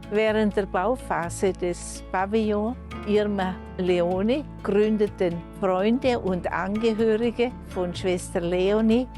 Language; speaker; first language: German; native; German